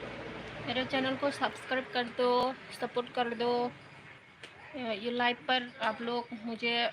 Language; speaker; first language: Hindi; non-native, local second language; Kok Borok